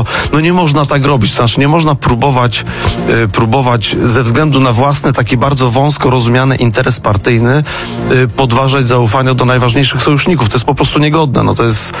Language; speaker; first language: Polish; native; Polish